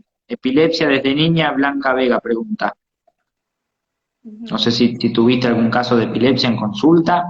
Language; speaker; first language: Spanish; native; Spanish